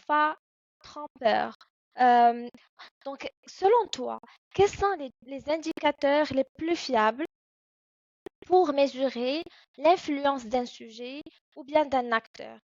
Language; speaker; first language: French; non-native, fluent; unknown